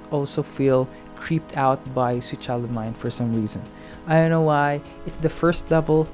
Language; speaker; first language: English; non-native, local second language; Hiligaynon